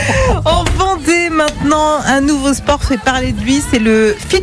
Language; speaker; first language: French; native; French